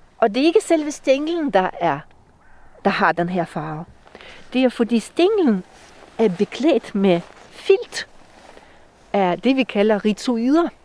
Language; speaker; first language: Danish; non-native, fluent; Russian